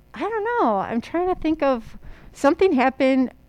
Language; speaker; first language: English; native; English